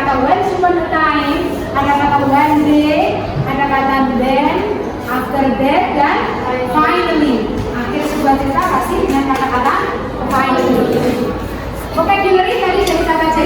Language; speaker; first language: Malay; non-native, local second language; Javanese